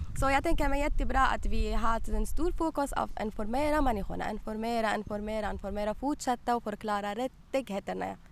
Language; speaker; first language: Swedish; non-native, learner; Arabic